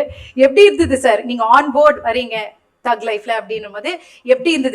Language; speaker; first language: Tamil; native; Tamil